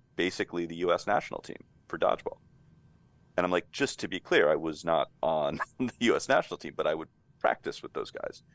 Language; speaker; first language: English; native; English